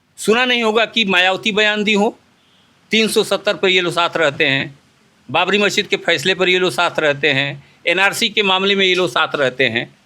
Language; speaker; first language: Hindi; native; Hindi